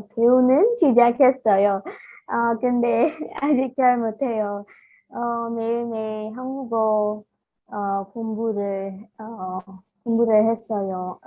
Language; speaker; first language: Korean; non-native, learner; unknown